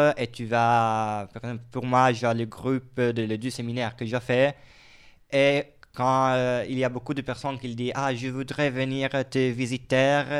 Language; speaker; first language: French; non-native, fluent; Italian